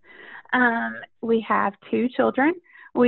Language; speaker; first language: English; native; English